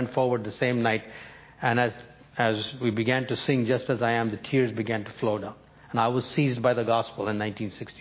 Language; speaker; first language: English; non-native, local second language; Tamil